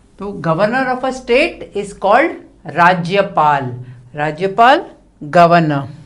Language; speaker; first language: Hindi; non-native, local second language; Tamil